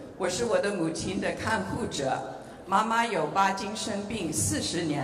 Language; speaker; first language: Chinese; early bilingual, heritage; English